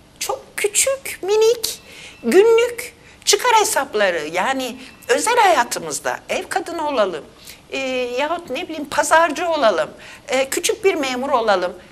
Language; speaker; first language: Turkish; native; Turkish